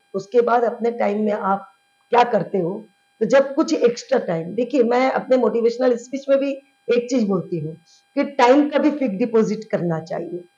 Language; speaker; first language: Hindi; early bilingual, heritage; Bangla